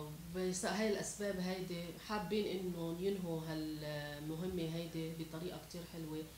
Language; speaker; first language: Arabic; native; Arabic